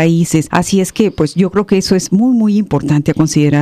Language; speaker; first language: Spanish; native; Spanish